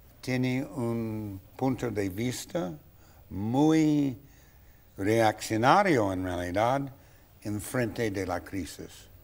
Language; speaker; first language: Spanish; non-native, fluent; English